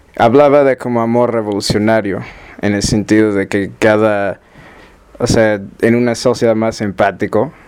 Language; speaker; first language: Spanish; non-native, learner; English